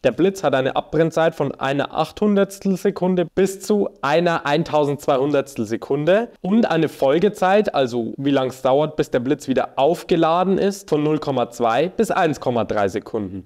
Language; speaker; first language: German; native; German